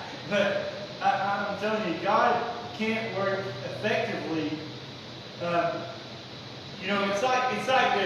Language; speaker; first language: English; native; English